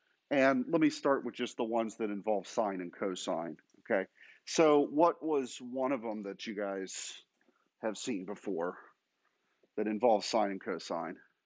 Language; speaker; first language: English; native; English